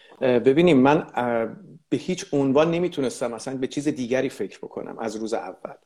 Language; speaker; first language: Persian; native; Persian